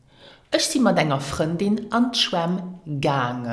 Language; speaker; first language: German; non-native, learner; English